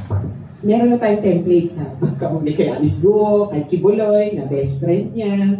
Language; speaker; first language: Filipino; native; Filipino